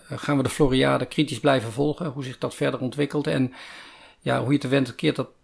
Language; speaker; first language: Dutch; native; Dutch